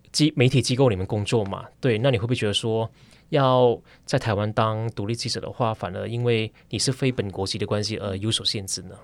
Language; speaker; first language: Chinese; native; Chinese